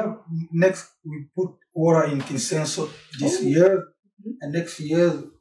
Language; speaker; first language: English; non-native, learner; French